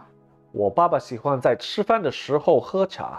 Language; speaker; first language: Chinese; non-native, learner; English